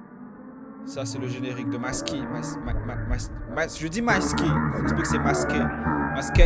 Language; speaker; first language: French; native; French